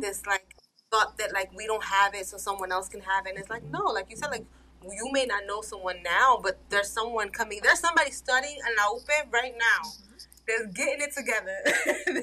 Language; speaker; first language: English; early bilingual, other home language; Spanish